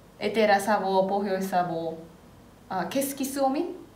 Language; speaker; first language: Finnish; non-native, learner; Japanese